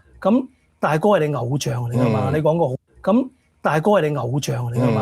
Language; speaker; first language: Chinese; native; Chinese